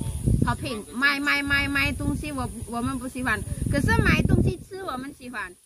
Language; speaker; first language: Chinese; non-native, learner; Indonesian